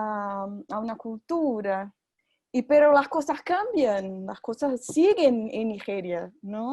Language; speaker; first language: Spanish; non-native, fluent; Portuguese